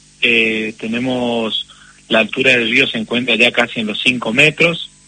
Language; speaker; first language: Spanish; native; Spanish